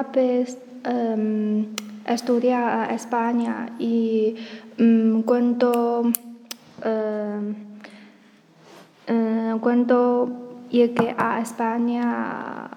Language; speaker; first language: Spanish; non-native, learner; Chinese